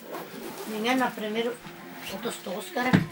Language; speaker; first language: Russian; non-native, local second language; Tatar